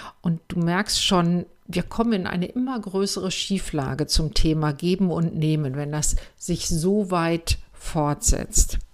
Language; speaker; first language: German; native; German